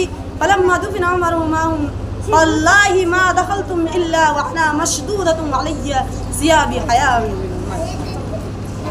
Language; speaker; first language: Arabic; non-native, learner; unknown